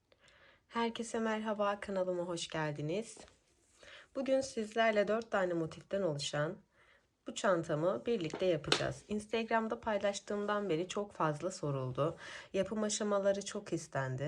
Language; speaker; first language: Turkish; native; Turkish